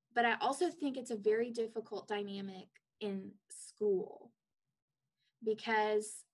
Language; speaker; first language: English; native; English